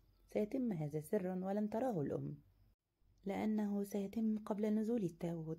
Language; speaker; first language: Arabic; native; Arabic